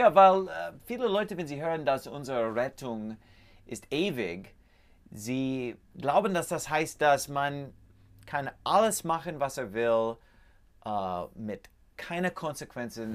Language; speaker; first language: German; non-native, learner; English